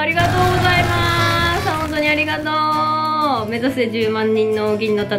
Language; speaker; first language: Japanese; native; Japanese